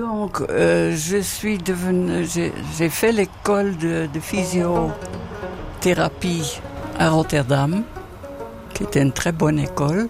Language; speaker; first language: French; non-native, fluent; Dutch